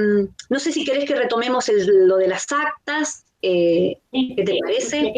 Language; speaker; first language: Spanish; native; Spanish